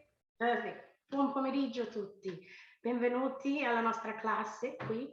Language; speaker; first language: Italian; early bilingual, heritage; Italian